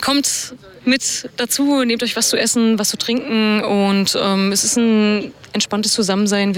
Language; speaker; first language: German; native; German